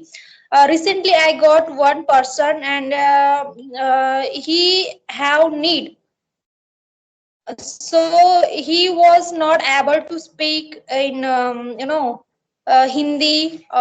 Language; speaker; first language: English; non-native, learner; Marathi